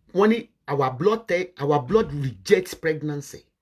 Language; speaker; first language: English; non-native, local second language; Yoruba